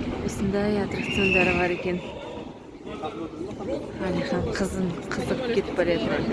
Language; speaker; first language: Kazakh; native; Kazakh